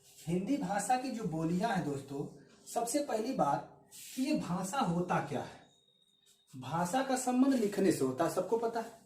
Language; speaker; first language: Hindi; native; Hindi